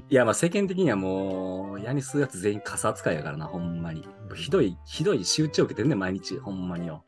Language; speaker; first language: Japanese; native; Japanese